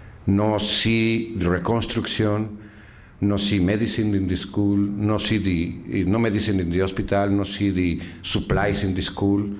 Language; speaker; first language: English; non-native, learner; Spanish